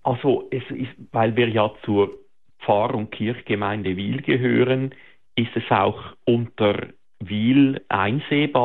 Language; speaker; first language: German; native; German